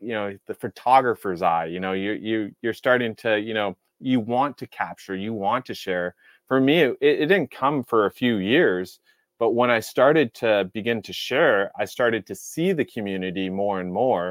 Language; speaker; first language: English; native; English